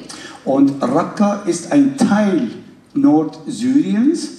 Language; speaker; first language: German; non-native, fluent; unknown